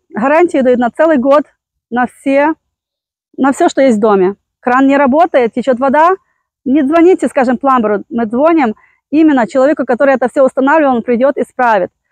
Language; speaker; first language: Russian; native; Russian